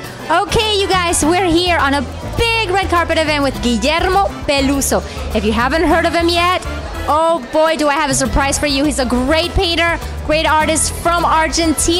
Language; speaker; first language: English; early bilingual, other home language; Spanish